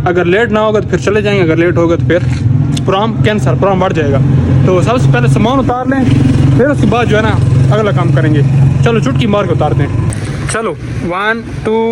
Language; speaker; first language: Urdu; non-native, local second language; Saraiki